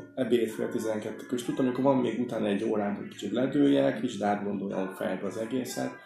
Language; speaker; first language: Hungarian; native; Hungarian